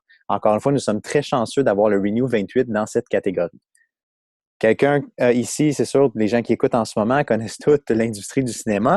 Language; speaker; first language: French; native; French